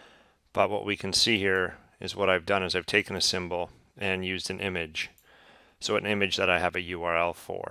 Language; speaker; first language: English; native; English